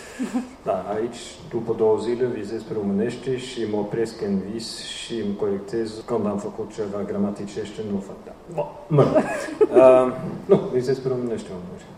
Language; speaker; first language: Romanian; non-native, fluent; Norwegian